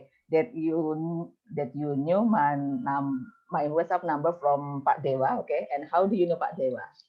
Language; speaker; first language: English; non-native, fluent; Indonesian